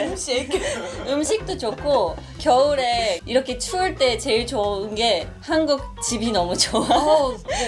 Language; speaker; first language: Korean; non-native, fluent; English